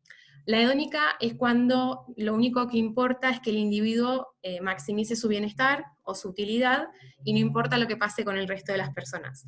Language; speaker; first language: Spanish; native; Spanish